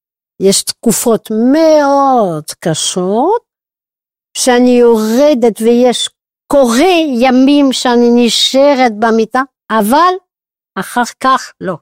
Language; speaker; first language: Hebrew; non-native, fluent; French